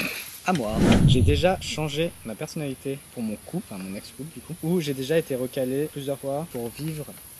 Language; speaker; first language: French; native; French